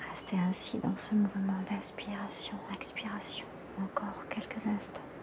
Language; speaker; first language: French; native; French